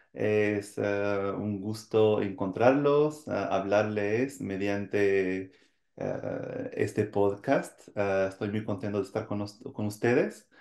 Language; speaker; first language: Spanish; non-native, fluent; French